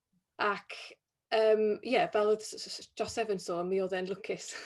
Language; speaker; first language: Welsh; native; Welsh